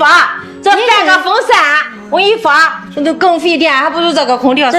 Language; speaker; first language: Chinese; native; Chinese